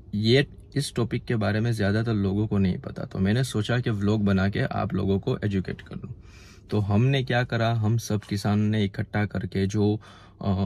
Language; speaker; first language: Hindi; non-native, local second language; Gujarati